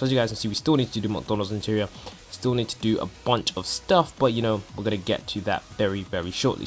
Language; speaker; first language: English; native; English